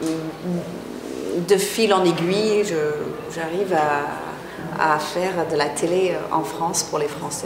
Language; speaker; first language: French; non-native, fluent; English